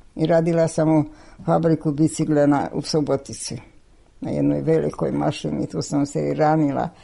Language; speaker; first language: Serbian; non-native, local second language; Hungarian